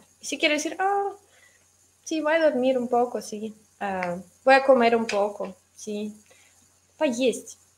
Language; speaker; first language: Spanish; non-native, fluent; Russian